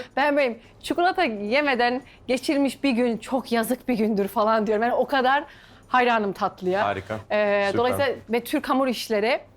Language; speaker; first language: Turkish; native; Turkish